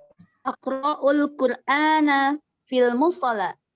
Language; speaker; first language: Arabic; non-native, learner; Indonesian